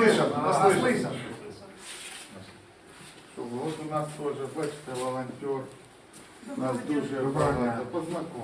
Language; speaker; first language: Ukrainian; non-native, local second language; Russian